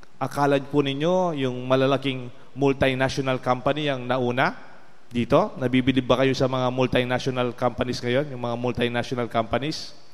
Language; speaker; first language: Filipino; non-native, local second language; Pampanga